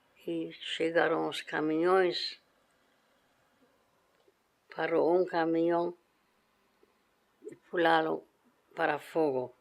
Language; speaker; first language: Portuguese; non-native, fluent; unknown